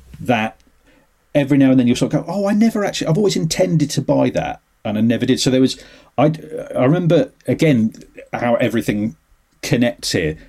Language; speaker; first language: English; native; English